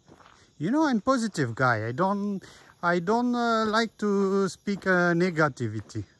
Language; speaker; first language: English; non-native, learner; French